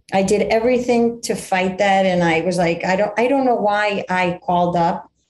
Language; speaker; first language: English; early bilingual, other home language; Greek